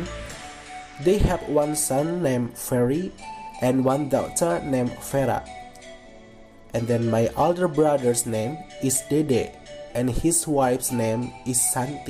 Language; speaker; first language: English; non-native, fluent; Indonesian